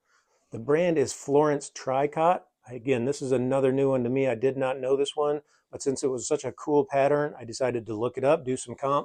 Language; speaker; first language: English; native; English